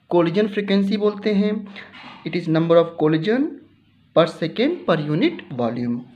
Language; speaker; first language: Hindi; native; Hindi